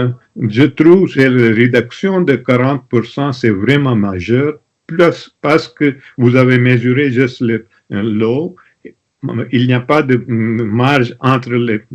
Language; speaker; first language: French; non-native, learner; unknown